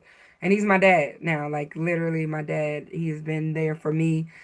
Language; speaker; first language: English; native; English